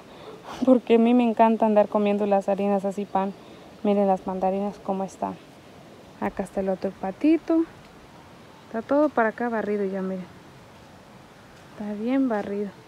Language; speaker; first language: Spanish; native; Spanish